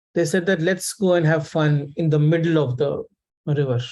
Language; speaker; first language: English; non-native, local second language; Hindi